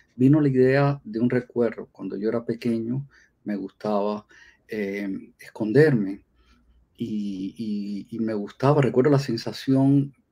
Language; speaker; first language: Spanish; native; Spanish